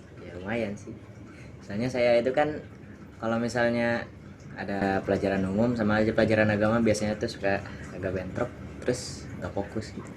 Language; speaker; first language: Indonesian; non-native, local second language; Javanese